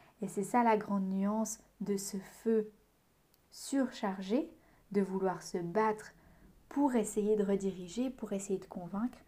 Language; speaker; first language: French; native; French